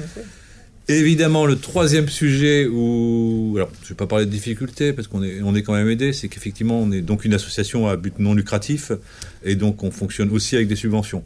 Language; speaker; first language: French; native; French